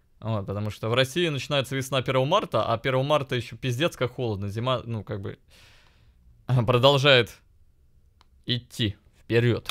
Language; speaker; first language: Russian; native; Russian